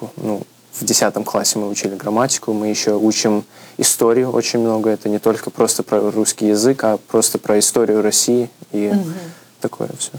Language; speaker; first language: Russian; early bilingual, heritage; Russian